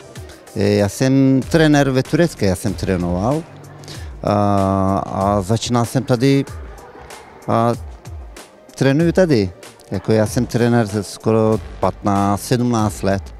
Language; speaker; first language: Czech; non-native, learner; Turkish